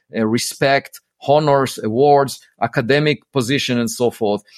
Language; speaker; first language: English; non-native, fluent; Hebrew